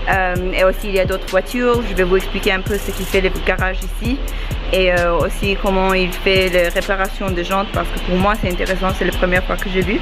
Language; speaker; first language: French; non-native, learner; English